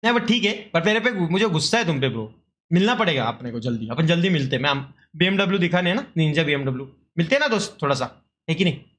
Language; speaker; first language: Hindi; non-native, local second language; Marathi